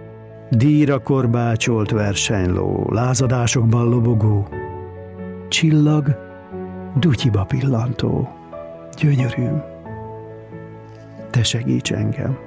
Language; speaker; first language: Hungarian; native; Hungarian